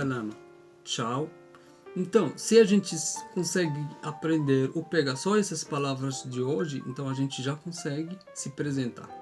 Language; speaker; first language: Portuguese; non-native, fluent; Arabic